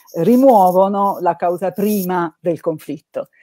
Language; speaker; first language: Italian; native; Italian